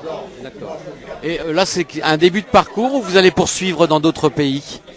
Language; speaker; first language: French; native; French